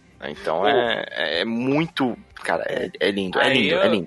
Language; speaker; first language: Portuguese; native; Portuguese